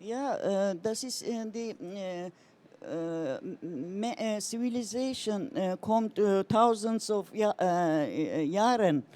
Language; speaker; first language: German; non-native, learner; Turkish